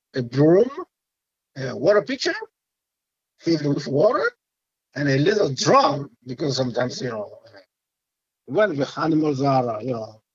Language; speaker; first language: English; non-native, fluent; French